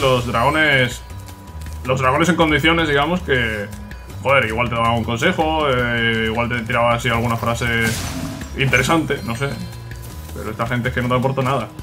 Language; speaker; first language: Spanish; native; Spanish